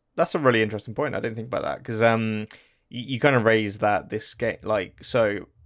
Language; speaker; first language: English; native; English